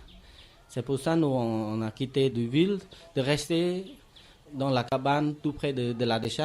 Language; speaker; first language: French; non-native, learner; Khmer